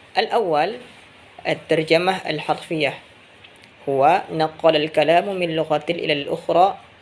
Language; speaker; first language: Arabic; non-native, learner; Indonesian